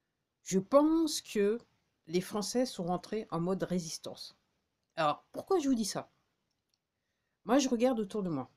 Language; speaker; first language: French; native; French